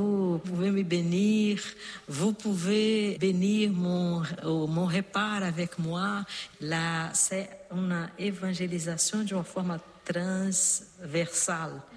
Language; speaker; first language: French; non-native, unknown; Portuguese